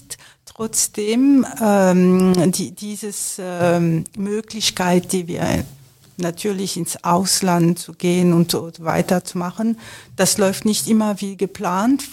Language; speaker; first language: German; non-native, fluent; French